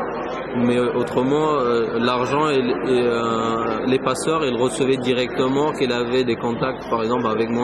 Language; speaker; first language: French; non-native, fluent; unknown